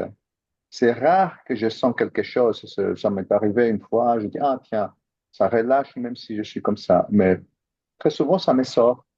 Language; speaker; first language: French; non-native, fluent; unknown